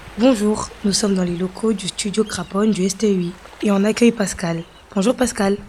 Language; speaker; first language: French; native; French